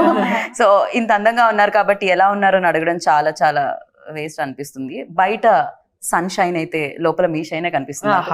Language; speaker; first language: Telugu; native; Telugu